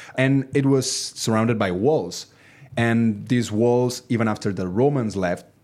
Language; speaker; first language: English; non-native, fluent; Catalan